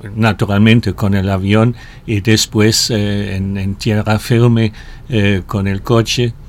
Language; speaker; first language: Spanish; non-native, fluent; German